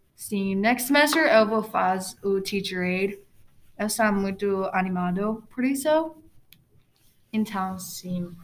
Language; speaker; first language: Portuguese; non-native, learner; English